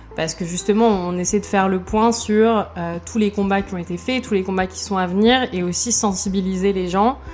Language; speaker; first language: French; native; French